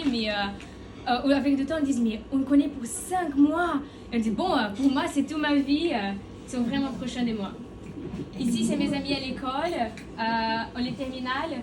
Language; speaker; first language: French; non-native, learner; Portuguese